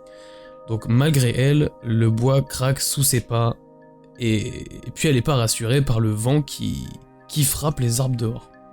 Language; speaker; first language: French; native; French